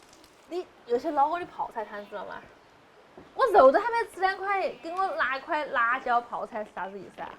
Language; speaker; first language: Chinese; native; Chinese